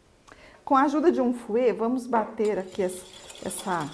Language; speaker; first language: Portuguese; native; Portuguese